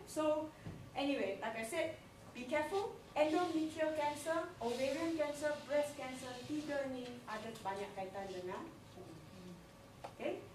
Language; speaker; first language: English; non-native, local second language; Chinese